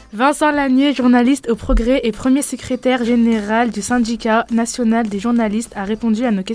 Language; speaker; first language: French; native; French